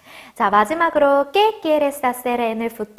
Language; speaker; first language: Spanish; non-native, fluent; Korean